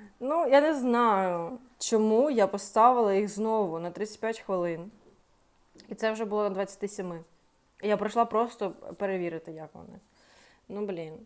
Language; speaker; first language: Ukrainian; non-native, local second language; Russian